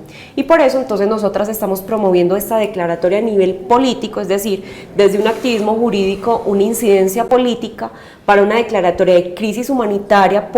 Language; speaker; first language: Spanish; native; Spanish